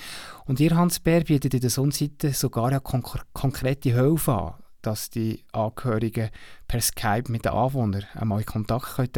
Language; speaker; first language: German; native; German